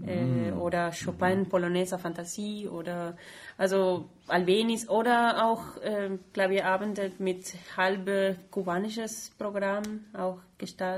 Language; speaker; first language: German; non-native, fluent; Spanish